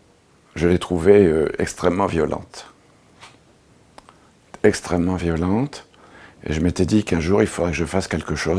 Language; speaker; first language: French; native; French